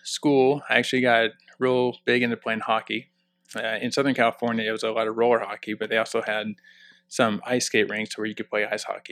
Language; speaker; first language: English; native; English